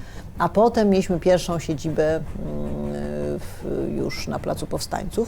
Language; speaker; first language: Polish; native; Polish